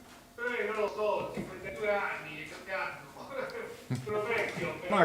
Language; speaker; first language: Italian; non-native, learner; Spanish